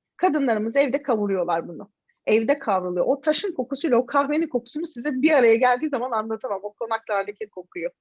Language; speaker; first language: Turkish; native; Turkish